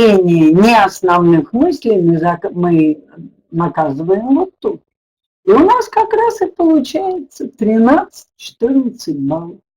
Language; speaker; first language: Russian; native; Russian